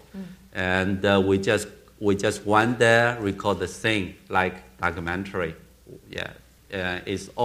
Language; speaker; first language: English; non-native, learner; Chinese